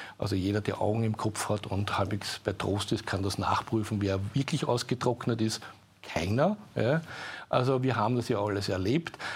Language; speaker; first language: German; native; German